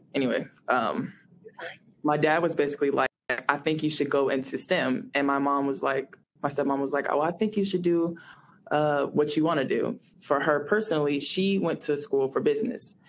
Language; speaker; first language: English; native; English